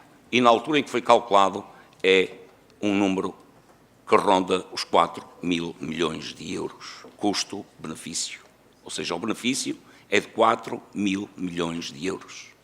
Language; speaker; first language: Portuguese; native; Portuguese